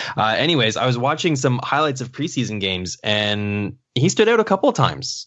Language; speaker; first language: English; native; English